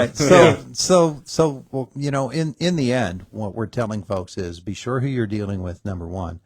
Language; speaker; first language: English; native; English